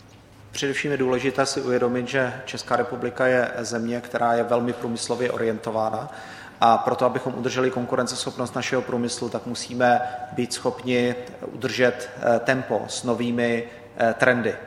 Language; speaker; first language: Czech; native; Czech